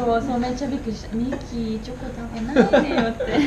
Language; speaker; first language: Japanese; non-native, learner; German